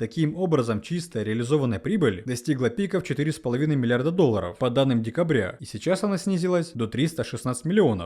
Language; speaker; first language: Russian; native; Russian